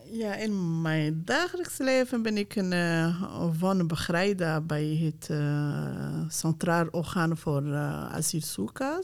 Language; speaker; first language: Dutch; non-native, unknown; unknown